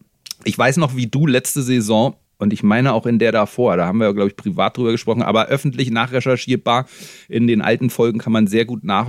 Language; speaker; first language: German; native; German